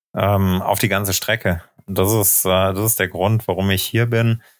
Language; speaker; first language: German; native; German